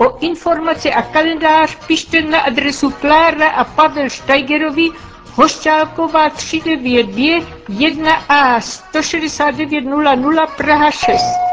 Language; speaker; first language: Czech; native; Czech